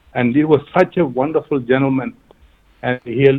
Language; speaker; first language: English; non-native, local second language; Malayalam